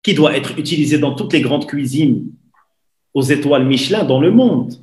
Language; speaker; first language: French; non-native, local second language; Arabic